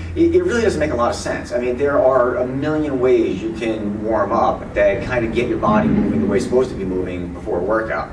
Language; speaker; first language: English; native; English